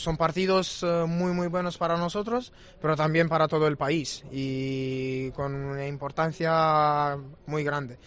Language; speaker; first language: Spanish; non-native, fluent; Romanian